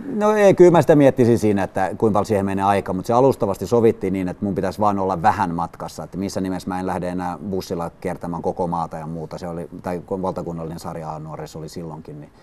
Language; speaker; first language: Finnish; early bilingual, other home language; Swedish